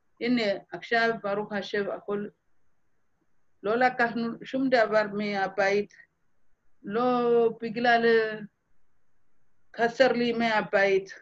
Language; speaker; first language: Hebrew; non-native, fluent; Amharic